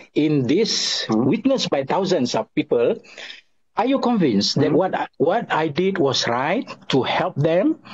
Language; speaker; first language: English; non-native, local second language; Malay